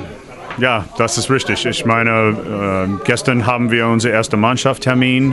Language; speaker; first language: German; non-native, learner; English